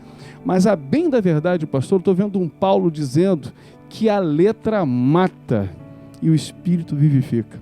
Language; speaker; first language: Portuguese; native; Portuguese